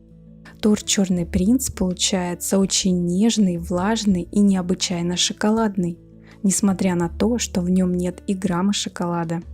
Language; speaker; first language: Russian; native; Russian